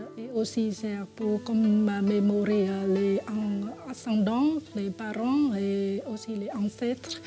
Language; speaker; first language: French; non-native, fluent; Vietnamese